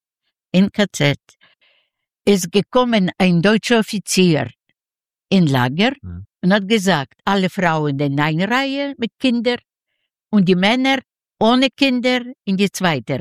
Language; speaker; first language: German; non-native, learner; Yiddish